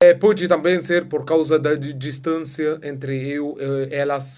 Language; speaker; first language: Portuguese; non-native, fluent; Arabic